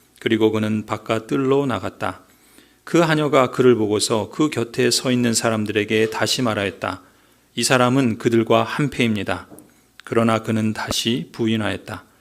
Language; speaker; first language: Korean; native; Korean